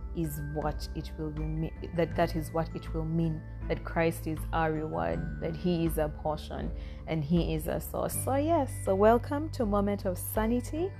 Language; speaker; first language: English; non-native, local second language; Acoli